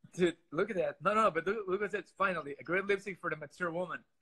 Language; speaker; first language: English; early bilingual, other home language; Spanish